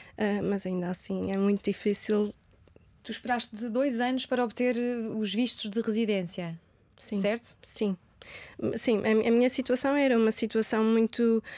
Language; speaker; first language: Portuguese; early bilingual, other home language; Romanian